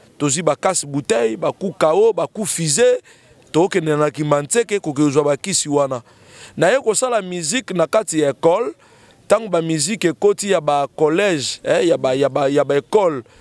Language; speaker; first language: Lingala; native; Lingala